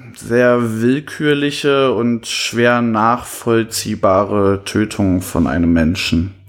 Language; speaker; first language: German; native; German